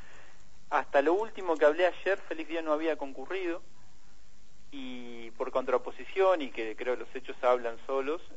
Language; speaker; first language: Spanish; native; Spanish